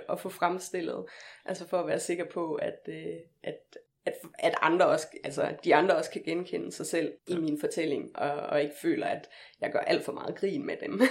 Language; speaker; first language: Danish; native; Danish